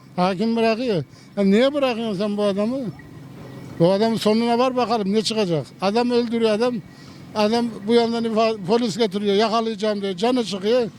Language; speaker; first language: Turkish; native; Turkish